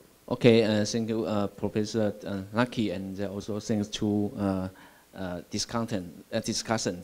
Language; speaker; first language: English; non-native, fluent; Chinese